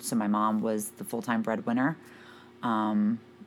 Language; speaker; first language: English; native; English